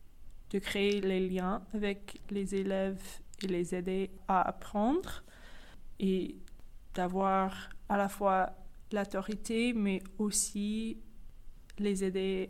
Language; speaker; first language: French; non-native, fluent; English